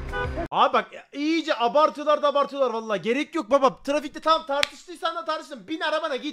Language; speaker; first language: Turkish; native; Turkish